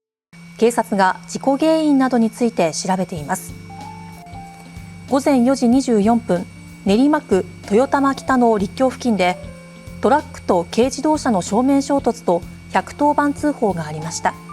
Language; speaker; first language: Japanese; native; Japanese